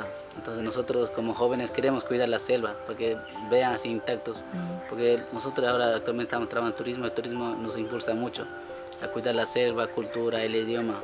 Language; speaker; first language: Spanish; non-native, local second language; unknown